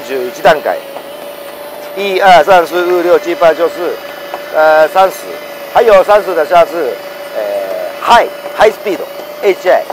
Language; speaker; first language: Chinese; non-native, learner; Japanese